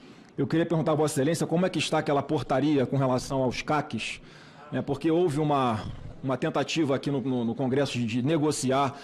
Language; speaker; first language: Portuguese; native; Portuguese